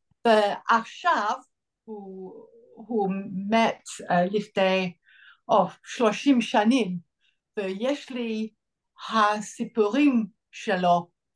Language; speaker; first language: Hebrew; non-native, learner; English